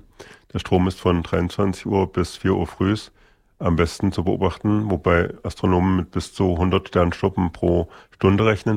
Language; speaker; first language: German; native; German